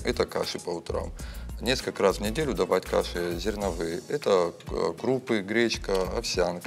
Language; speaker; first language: Russian; native; Russian